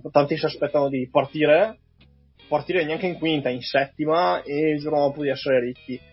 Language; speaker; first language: Italian; native; Italian